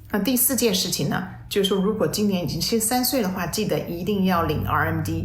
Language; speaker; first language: Chinese; native; Chinese